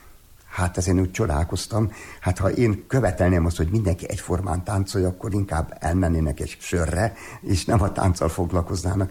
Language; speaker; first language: Hungarian; native; Hungarian